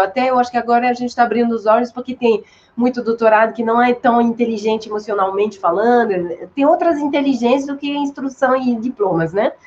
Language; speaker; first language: Portuguese; non-native, fluent; French